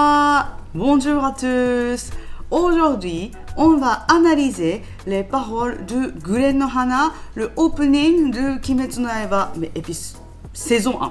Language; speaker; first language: French; non-native, learner; Japanese